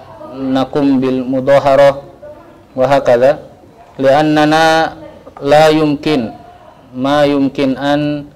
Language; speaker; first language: Arabic; non-native, learner; Indonesian